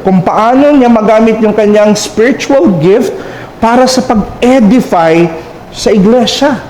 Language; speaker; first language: Filipino; non-native, local second language; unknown